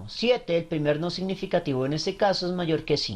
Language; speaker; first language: Spanish; native; Spanish